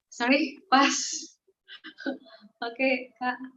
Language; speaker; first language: English; non-native, learner; Indonesian